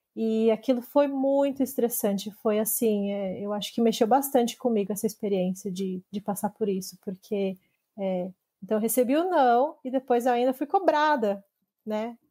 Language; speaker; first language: Portuguese; native; Portuguese